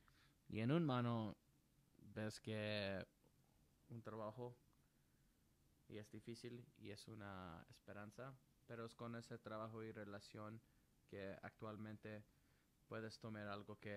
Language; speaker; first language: Spanish; non-native, learner; English